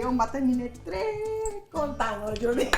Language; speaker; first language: French; non-native, fluent; Spanish